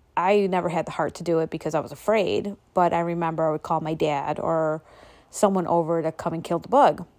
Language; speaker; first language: English; native; English